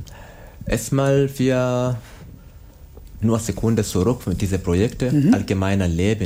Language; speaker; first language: German; non-native, learner; Swahili